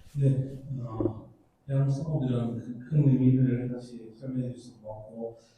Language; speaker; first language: Korean; native; Korean